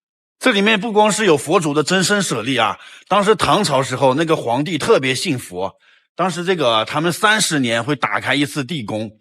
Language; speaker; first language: Chinese; native; Chinese